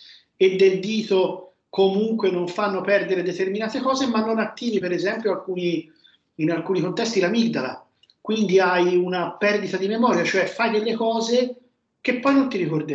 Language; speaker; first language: Italian; native; Italian